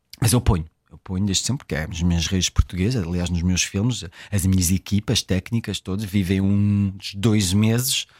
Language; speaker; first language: Portuguese; early bilingual, heritage; French